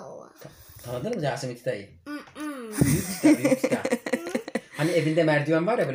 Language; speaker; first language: Turkish; native; Turkish